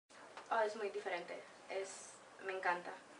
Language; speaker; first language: Spanish; early bilingual, heritage; Spanish